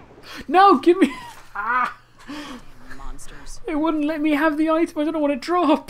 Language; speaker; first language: English; native; English